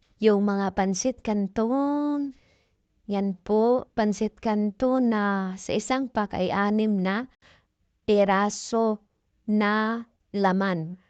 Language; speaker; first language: Filipino; non-native, local second language; Cebuano